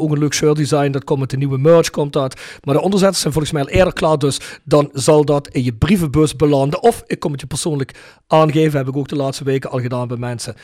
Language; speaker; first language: Dutch; native; Dutch